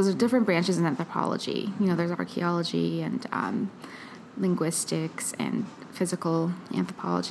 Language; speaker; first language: English; early bilingual, other home language; Filipino